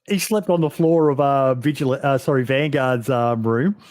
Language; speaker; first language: English; native; English